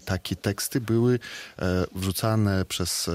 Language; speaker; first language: Polish; non-native, fluent; Belarusian